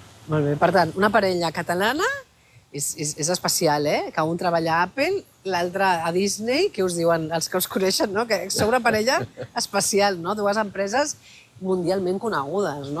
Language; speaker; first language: Catalan; native; Catalan